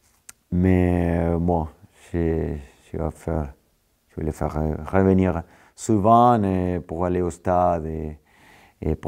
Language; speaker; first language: French; non-native, fluent; Spanish